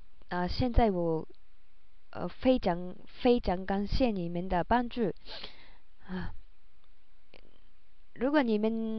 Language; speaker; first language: Chinese; non-native, learner; Japanese